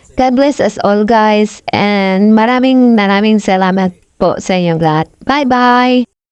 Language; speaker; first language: Filipino; non-native, local second language; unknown